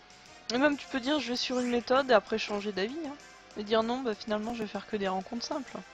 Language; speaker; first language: French; native; French